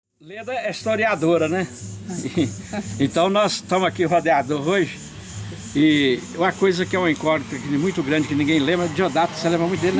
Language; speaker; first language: Portuguese; native; Portuguese